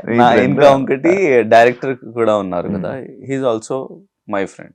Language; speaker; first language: Telugu; non-native, local second language; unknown